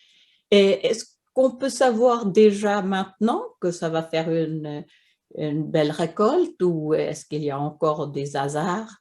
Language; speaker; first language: French; non-native, fluent; Swedish